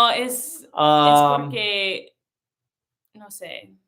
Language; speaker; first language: Spanish; non-native, learner; English